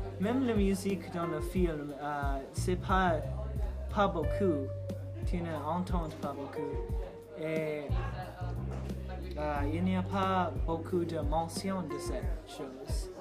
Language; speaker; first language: French; non-native, learner; English